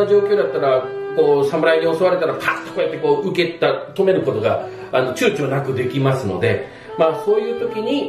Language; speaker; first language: Japanese; native; Japanese